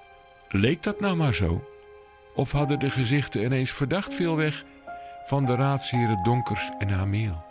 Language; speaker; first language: Dutch; native; Dutch